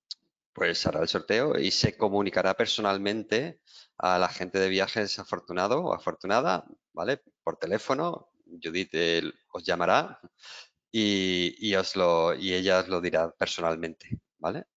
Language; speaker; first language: Spanish; native; Spanish